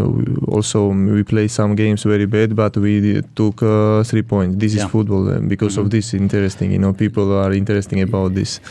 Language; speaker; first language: English; non-native, learner; Georgian